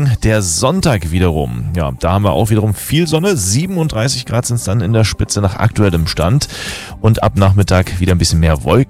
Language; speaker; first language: German; native; German